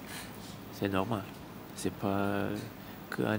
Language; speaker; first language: French; non-native, learner; Serbian